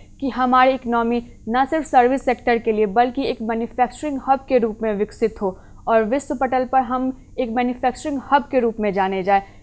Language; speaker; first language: Hindi; native; Hindi